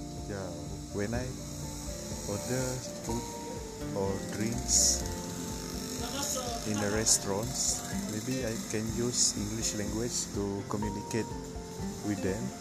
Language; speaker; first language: English; non-native, local second language; Malay